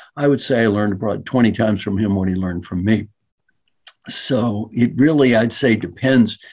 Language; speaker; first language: English; native; English